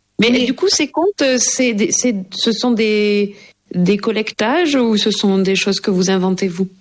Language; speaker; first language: French; native; French